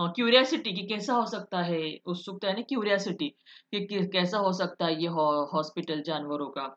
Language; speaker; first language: Hindi; non-native, local second language; Marathi